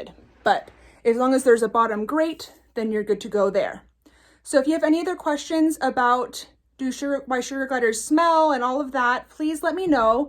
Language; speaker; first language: English; native; English